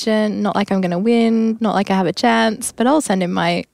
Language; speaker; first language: English; native; English